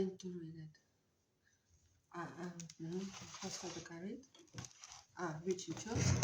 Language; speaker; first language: English; non-native, learner; Russian